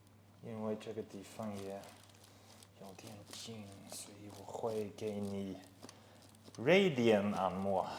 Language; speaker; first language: Chinese; non-native, learner; English